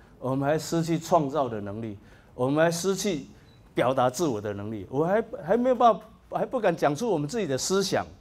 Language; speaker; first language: Chinese; native; Chinese